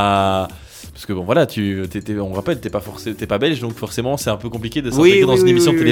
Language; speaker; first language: French; native; French